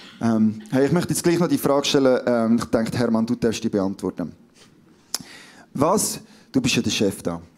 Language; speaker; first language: German; native; German